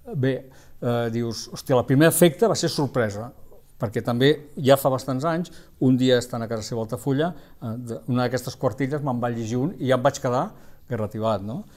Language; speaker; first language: Catalan; non-native, local second language; Spanish